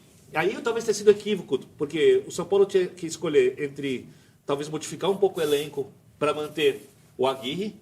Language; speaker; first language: Portuguese; native; Portuguese